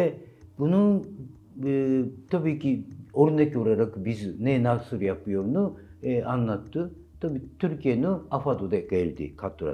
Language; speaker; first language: Turkish; non-native, fluent; Japanese